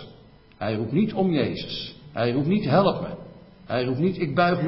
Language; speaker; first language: Dutch; native; Dutch